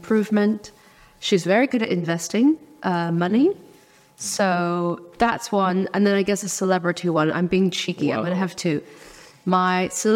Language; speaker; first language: English; early bilingual, other home language; Chinese